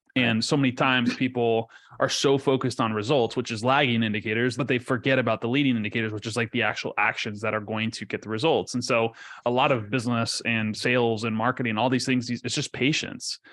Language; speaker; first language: English; early bilingual, other home language; Spanish